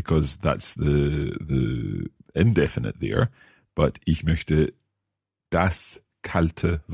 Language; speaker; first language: German; non-native, learner; English